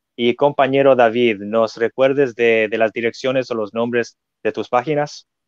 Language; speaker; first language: Spanish; non-native, fluent; English